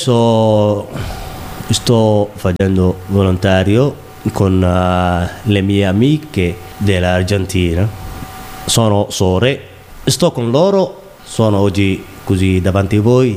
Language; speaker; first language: Italian; non-native, learner; Somali